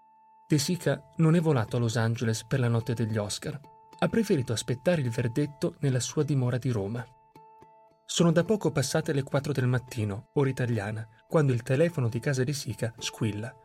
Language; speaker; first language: Italian; native; Italian